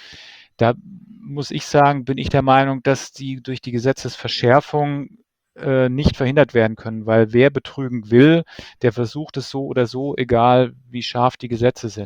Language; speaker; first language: German; native; German